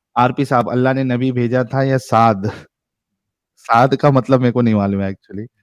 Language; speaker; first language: Hindi; native; Hindi